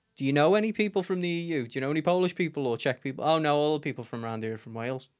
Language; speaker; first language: English; native; English